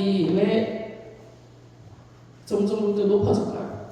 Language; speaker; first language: Korean; native; Korean